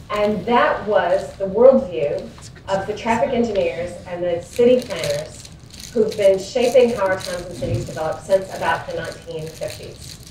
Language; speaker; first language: English; native; English